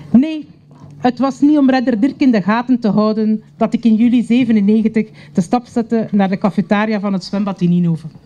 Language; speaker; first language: Dutch; native; Dutch